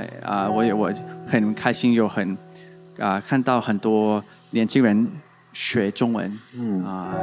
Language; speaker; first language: Chinese; non-native, learner; Thai